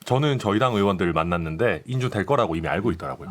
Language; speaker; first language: Korean; native; Korean